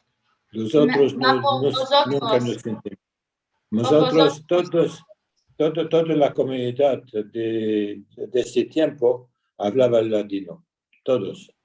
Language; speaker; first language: Spanish; early bilingual, heritage; Ladino